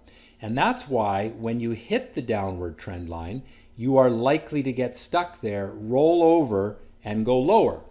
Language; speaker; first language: English; native; English